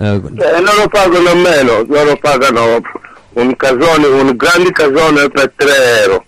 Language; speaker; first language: Italian; non-native, learner; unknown